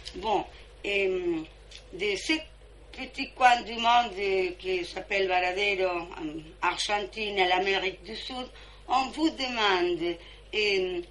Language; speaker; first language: French; non-native, fluent; Spanish